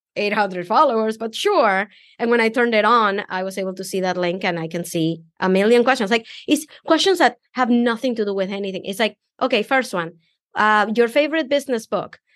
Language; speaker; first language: English; non-native, fluent; Spanish